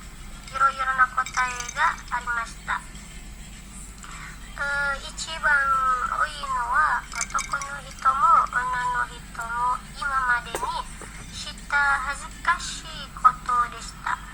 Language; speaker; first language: Japanese; non-native, learner; Indonesian